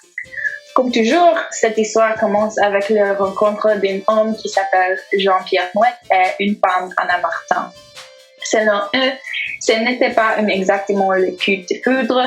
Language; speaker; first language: French; non-native, learner; English